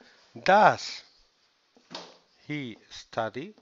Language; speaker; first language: English; non-native, fluent; Spanish